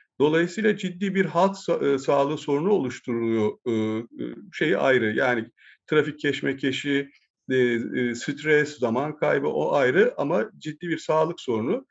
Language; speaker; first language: Turkish; native; Turkish